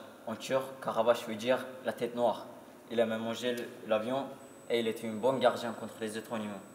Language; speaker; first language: French; non-native, learner; Turkish